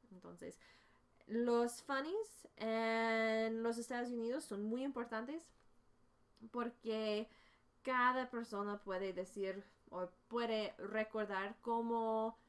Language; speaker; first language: Spanish; non-native, fluent; English